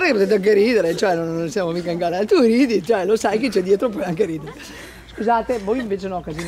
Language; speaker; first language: Italian; native; Italian